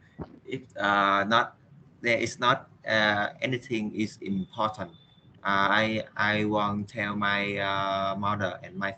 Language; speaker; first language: English; non-native, learner; Vietnamese